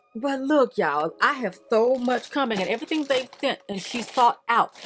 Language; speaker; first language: English; native; English